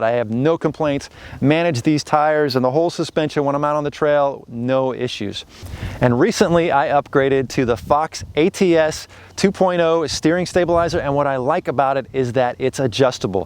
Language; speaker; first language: English; native; English